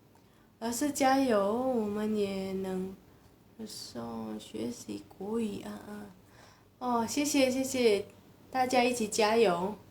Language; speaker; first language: Chinese; non-native, fluent; Indonesian